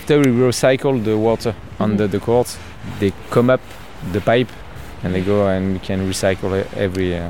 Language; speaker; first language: English; non-native, learner; French